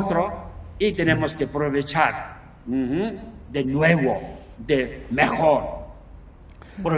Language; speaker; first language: Spanish; non-native, learner; Tibetan